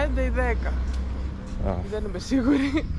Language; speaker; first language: Greek; non-native, fluent; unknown